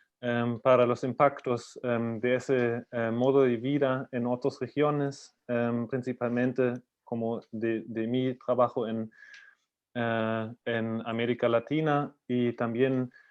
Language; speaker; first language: Spanish; non-native, fluent; German